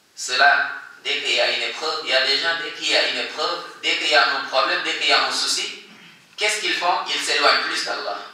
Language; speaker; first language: French; non-native, local second language; Wolof